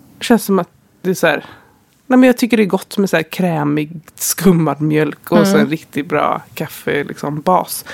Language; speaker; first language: Swedish; native; Swedish